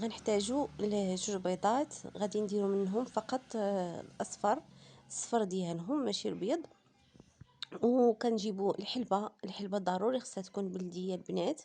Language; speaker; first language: Arabic; native; Arabic